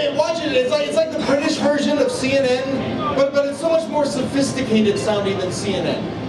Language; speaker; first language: English; native; English